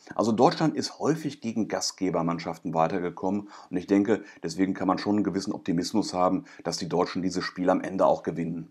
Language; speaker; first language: German; native; German